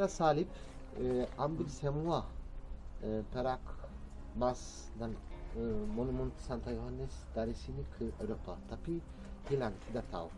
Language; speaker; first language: Indonesian; non-native, learner; Turkish